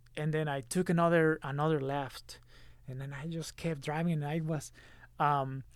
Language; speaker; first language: English; early bilingual, other home language; Spanish